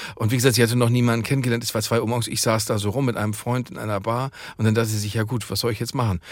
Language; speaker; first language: German; native; German